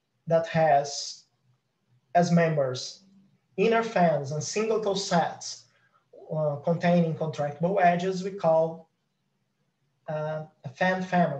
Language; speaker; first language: English; non-native, fluent; Portuguese